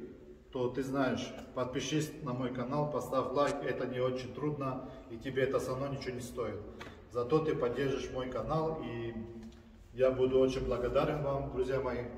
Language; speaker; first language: Russian; early bilingual, heritage; Russian